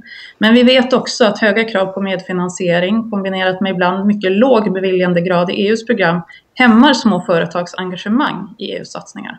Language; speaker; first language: Swedish; native; Swedish